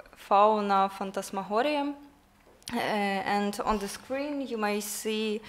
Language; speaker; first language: English; non-native, learner; Ukrainian